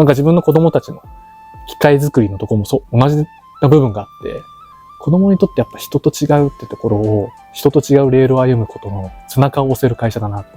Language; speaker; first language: Japanese; native; Japanese